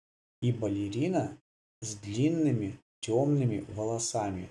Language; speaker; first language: Russian; native; Russian